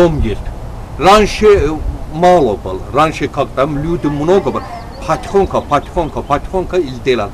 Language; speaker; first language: Russian; non-native, learner; Azerbaijani